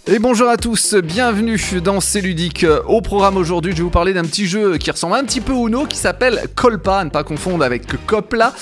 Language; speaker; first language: French; native; French